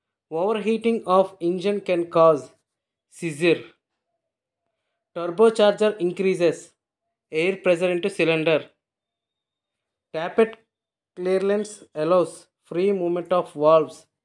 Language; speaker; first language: English; non-native, local second language; Telugu